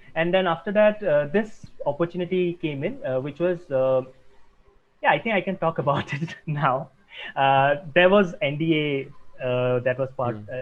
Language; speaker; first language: English; non-native, local second language; Assamese